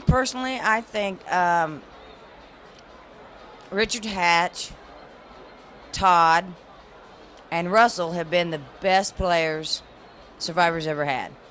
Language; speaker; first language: English; native; English